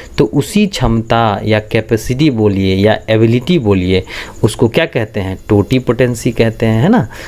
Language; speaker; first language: Hindi; native; Hindi